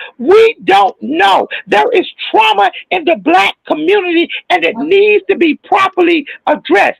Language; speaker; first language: English; native; English